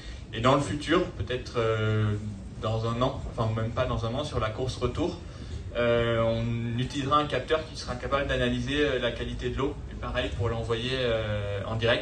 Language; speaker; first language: French; native; French